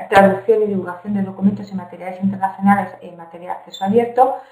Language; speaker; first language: Spanish; native; Spanish